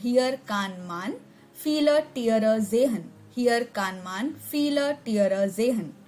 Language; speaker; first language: German; non-native, learner; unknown